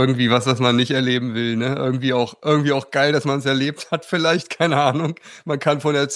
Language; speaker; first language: German; native; German